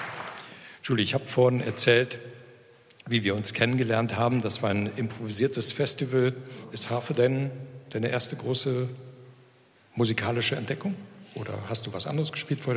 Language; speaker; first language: German; native; German